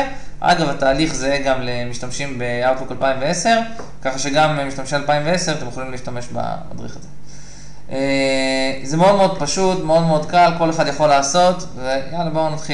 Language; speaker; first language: Hebrew; native; Hebrew